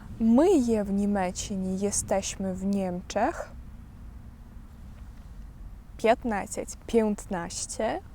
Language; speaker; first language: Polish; non-native, fluent; Ukrainian